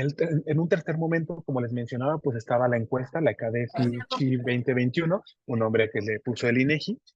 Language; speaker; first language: Spanish; native; Spanish